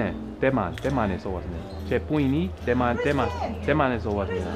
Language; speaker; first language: Korean; non-native, learner; English